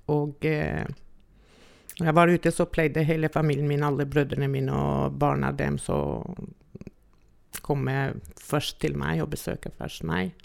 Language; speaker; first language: Norwegian; non-native, fluent; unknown